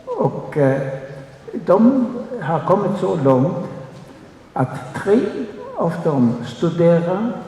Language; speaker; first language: Swedish; non-native, fluent; German